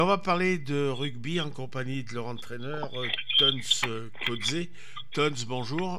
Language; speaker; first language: French; native; French